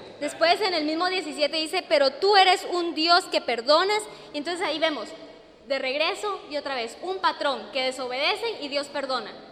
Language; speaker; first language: Spanish; non-native, fluent; English